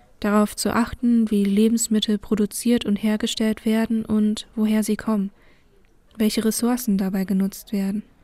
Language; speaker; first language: German; early bilingual, other home language; Vietnamese